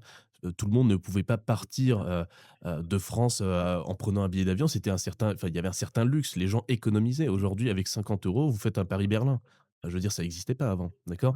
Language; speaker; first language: French; native; French